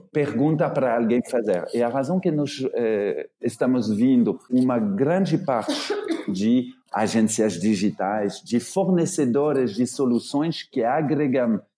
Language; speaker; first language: Portuguese; non-native, fluent; French